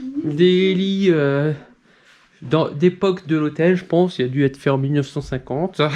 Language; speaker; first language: French; native; French